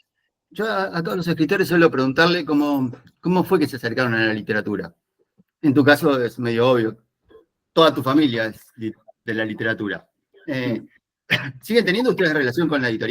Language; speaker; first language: Spanish; native; Spanish